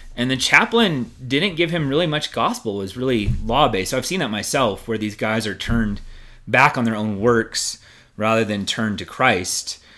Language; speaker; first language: English; native; English